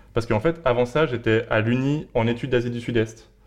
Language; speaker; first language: French; native; French